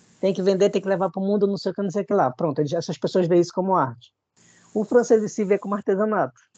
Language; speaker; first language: Portuguese; native; Portuguese